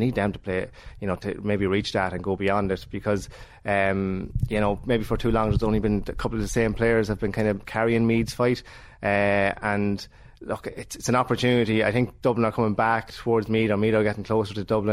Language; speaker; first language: English; native; English